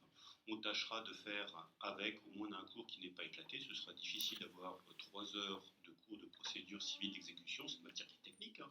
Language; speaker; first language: French; native; French